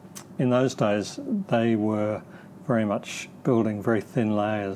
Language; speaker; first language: English; native; English